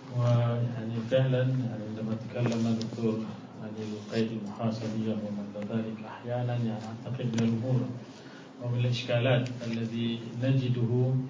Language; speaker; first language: Arabic; non-native, fluent; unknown